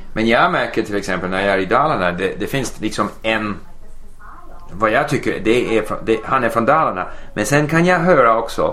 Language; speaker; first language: Swedish; non-native, fluent; English